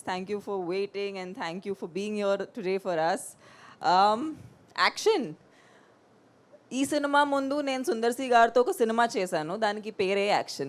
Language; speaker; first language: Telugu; non-native, local second language; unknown